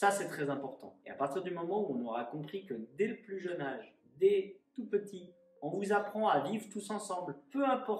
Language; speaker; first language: French; native; French